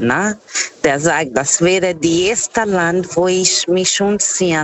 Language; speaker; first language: German; non-native, fluent; Portuguese